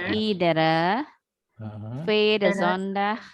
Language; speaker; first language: Dutch; non-native, learner; Indonesian